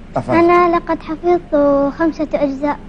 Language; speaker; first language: Arabic; non-native, learner; Indonesian